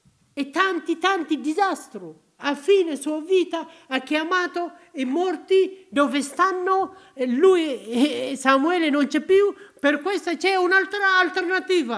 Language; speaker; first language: Italian; non-native, learner; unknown